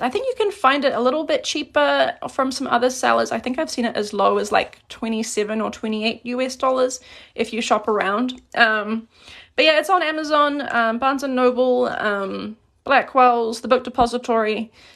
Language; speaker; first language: English; native; English